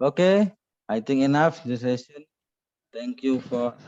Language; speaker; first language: English; non-native, learner; Indonesian